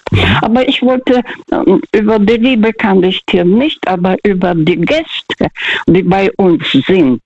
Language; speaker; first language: German; early bilingual, other home language; Russian